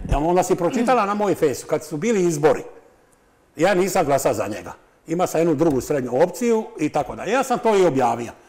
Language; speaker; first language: Croatian; native; Croatian